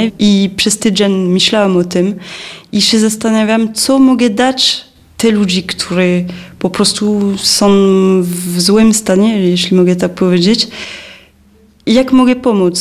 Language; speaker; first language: Polish; non-native, fluent; French